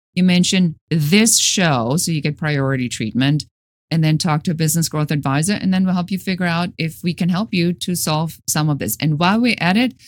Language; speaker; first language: English; non-native, fluent; German